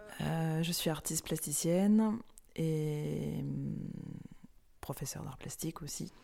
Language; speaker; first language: French; native; French